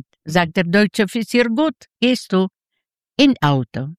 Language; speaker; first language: German; non-native, learner; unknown